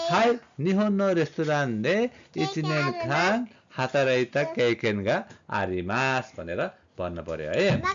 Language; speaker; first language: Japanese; non-native, learner; Nepali